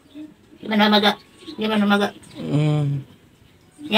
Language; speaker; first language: Filipino; non-native, local second language; Cebuano